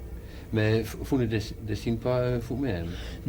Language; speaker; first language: French; non-native, learner; Dutch